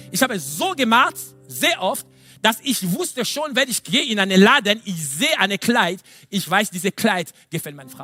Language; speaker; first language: German; non-native, fluent; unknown